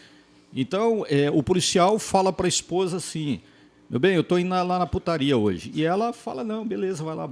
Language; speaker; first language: Portuguese; native; Portuguese